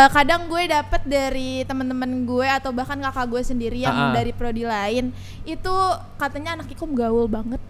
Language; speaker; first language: Indonesian; native; Indonesian